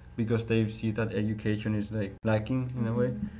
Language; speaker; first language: English; early bilingual, other home language; Spanish